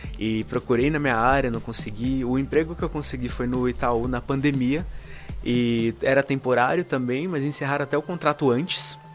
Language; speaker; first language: Portuguese; native; Portuguese